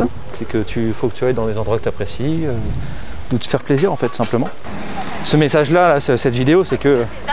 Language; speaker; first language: French; native; French